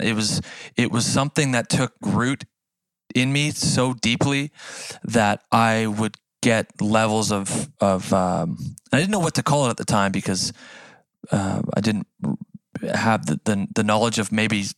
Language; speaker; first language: English; native; English